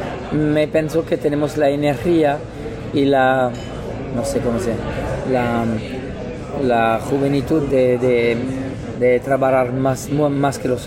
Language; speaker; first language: Spanish; non-native, learner; French